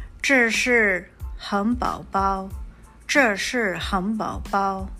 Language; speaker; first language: Chinese; non-native, fluent; English